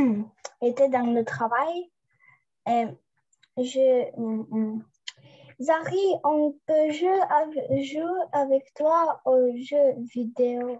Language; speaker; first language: French; non-native, learner; Russian